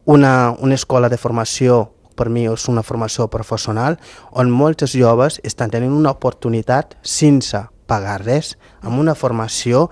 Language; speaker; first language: Catalan; non-native, fluent; Fula